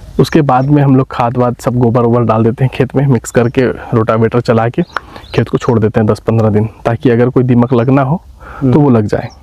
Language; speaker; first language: Hindi; native; Hindi